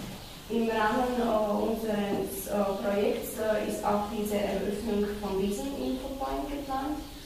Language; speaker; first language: German; non-native, fluent; Slovak